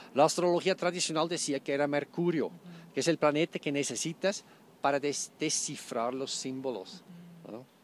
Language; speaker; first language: Spanish; non-native, fluent; German